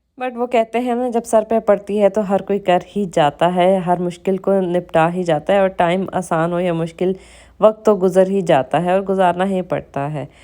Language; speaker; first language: Urdu; native; Urdu